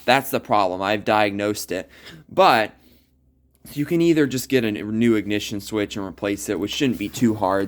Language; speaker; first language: English; native; English